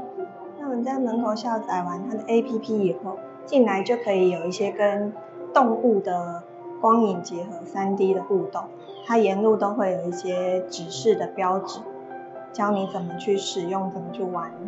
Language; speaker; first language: Chinese; native; Chinese